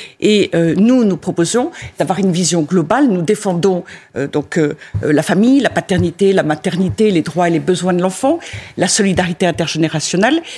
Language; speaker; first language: French; native; French